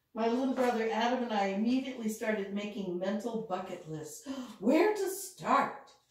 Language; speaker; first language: English; native; English